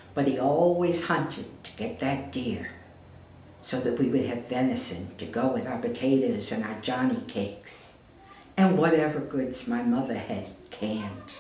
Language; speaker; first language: English; native; English